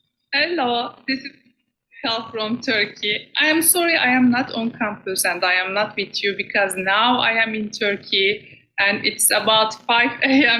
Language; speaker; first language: English; non-native, fluent; Turkish